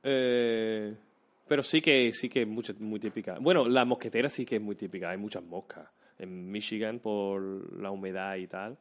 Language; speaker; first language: Spanish; non-native, fluent; English